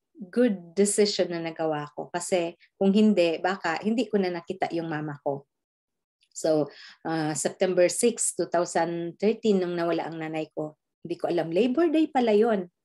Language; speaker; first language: Filipino; non-native, local second language; Bikol